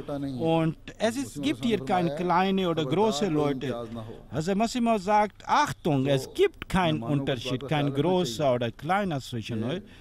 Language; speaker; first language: German; non-native, fluent; Urdu